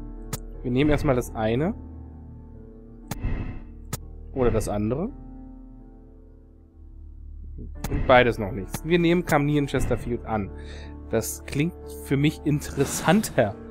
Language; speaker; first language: German; native; German